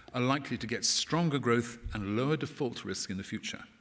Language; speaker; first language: English; native; English